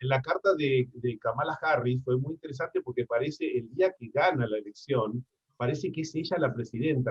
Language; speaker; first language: Spanish; native; Spanish